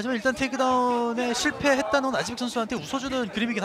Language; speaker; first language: Korean; native; Korean